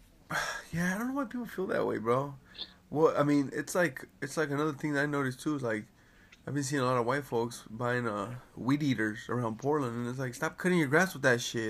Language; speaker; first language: English; early bilingual, other home language; Spanish